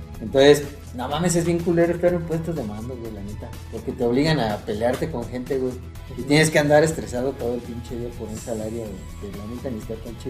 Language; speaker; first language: Spanish; native; Spanish